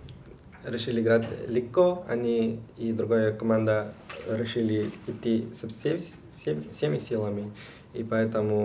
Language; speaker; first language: Russian; non-native, fluent; Spanish